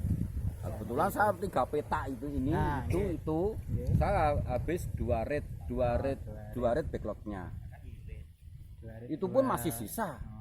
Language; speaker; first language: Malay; non-native, local second language; Javanese